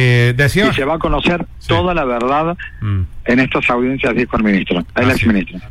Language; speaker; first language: Spanish; native; Spanish